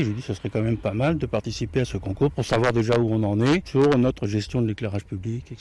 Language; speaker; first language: French; native; French